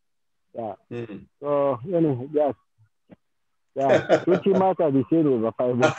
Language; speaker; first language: Indonesian; non-native, fluent; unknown